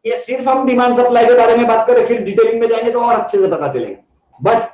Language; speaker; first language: Hindi; non-native, local second language; Marathi